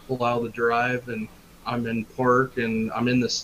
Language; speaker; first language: English; native; English